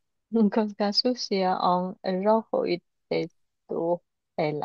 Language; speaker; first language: Finnish; non-native, learner; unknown